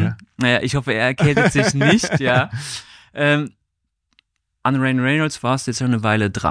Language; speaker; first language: German; native; German